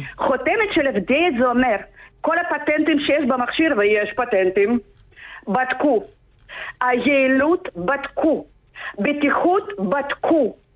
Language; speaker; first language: Hebrew; non-native, fluent; Russian